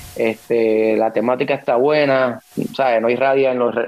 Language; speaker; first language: Spanish; native; Spanish